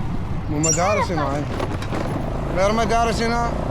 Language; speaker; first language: Arabic; native; Arabic